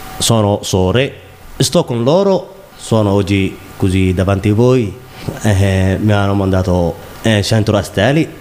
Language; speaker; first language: Italian; non-native, learner; Somali